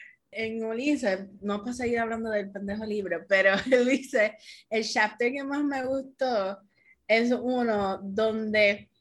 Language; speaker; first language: Spanish; early bilingual, heritage; Spanish